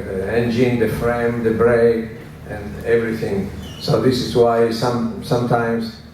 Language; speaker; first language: English; non-native, learner; Italian